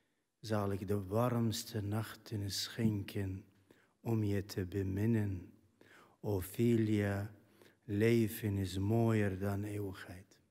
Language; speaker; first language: Dutch; non-native, fluent; Arabic